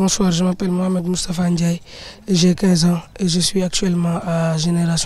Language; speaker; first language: French; non-native, local second language; Wolof